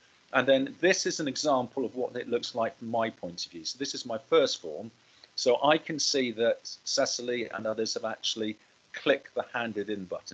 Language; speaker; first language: English; native; English